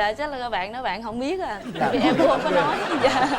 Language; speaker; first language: Vietnamese; native; Vietnamese